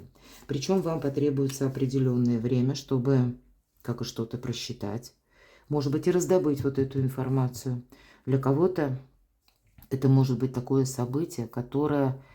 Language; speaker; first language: Russian; native; Russian